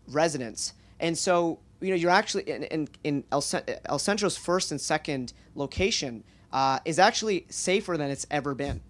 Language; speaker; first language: English; native; English